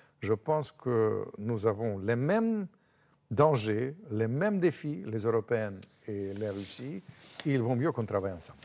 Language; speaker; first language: French; non-native, fluent; Russian